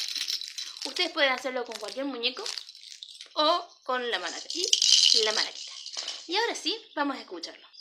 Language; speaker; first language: Spanish; native; Spanish